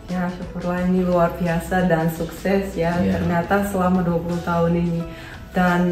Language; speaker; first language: Indonesian; non-native, fluent; Russian